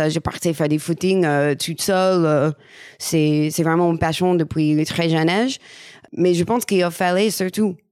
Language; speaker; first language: French; non-native, fluent; English